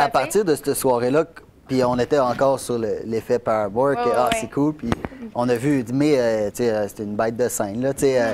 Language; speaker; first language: French; native; French